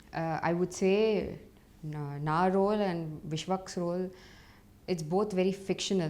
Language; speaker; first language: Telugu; non-native, fluent; Tamil